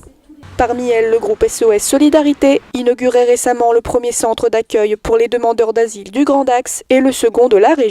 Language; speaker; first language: French; native; French